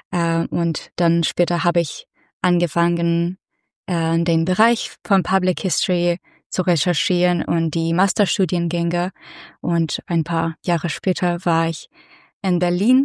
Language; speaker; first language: German; non-native, fluent; Russian